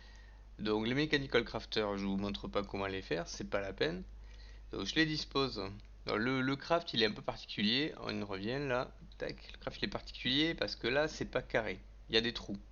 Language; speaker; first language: French; native; French